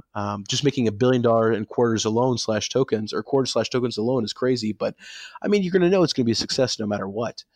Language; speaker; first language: English; native; English